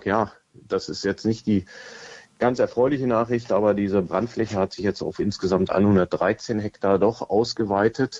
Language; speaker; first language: German; native; German